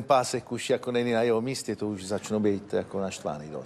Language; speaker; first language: Czech; non-native, fluent; Italian